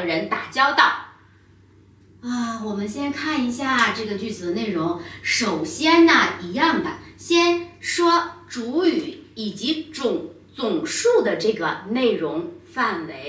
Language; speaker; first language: Chinese; native; Chinese